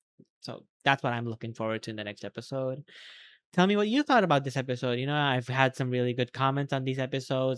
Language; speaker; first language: English; native; English